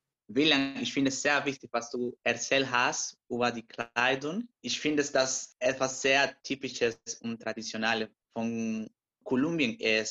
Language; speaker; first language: German; non-native, learner; Spanish